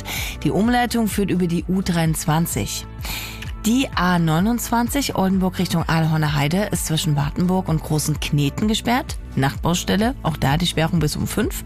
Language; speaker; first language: German; native; German